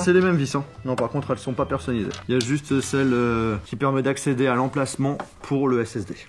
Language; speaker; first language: French; native; French